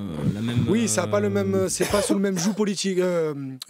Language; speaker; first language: French; native; French